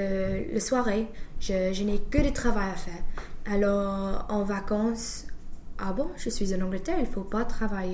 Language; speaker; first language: French; non-native, fluent; English